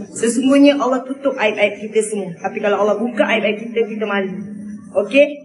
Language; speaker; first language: Malay; early bilingual, other home language; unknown